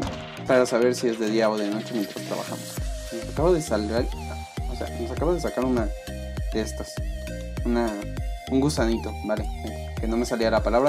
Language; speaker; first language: Spanish; native; Spanish